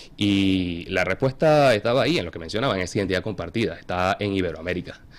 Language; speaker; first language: Spanish; native; Spanish